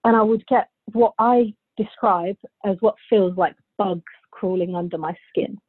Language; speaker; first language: English; early bilingual, other home language; Bulgarian